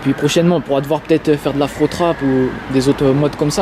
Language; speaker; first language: French; native; French